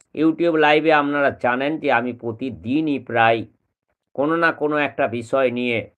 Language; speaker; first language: Bangla; native; Bangla